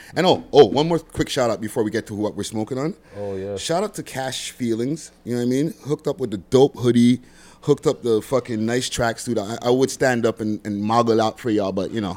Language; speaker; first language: English; native; English